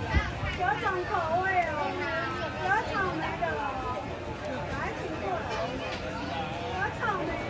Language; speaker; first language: Chinese; non-native, fluent; Turkish